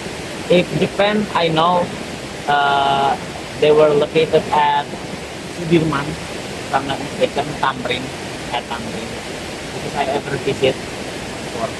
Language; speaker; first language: English; non-native, learner; Indonesian